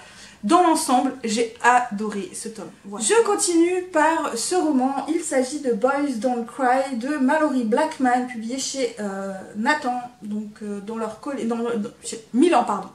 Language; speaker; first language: French; native; French